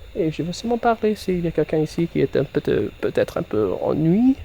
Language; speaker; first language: French; non-native, learner; English